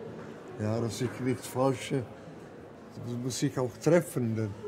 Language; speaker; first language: German; non-native, fluent; Czech